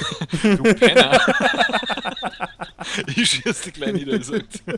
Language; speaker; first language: German; native; German